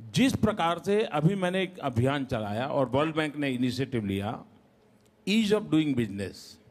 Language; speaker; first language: Hindi; non-native, local second language; Gujarati